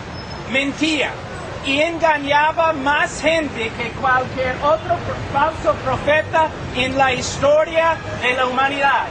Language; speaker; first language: Spanish; non-native, fluent; English